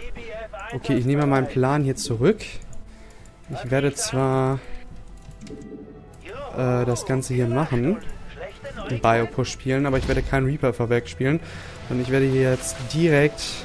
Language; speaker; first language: German; native; German